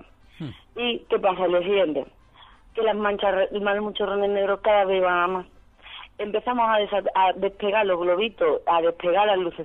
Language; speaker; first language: Spanish; native; Spanish